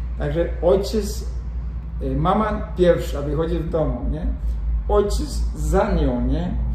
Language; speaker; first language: Polish; non-native, fluent; Spanish